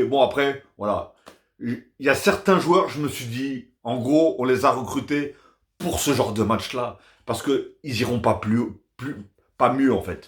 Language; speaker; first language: French; native; French